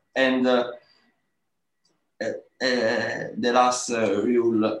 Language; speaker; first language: English; non-native, learner; Italian